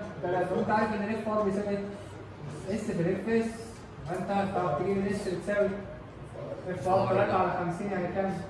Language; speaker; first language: Arabic; native; Arabic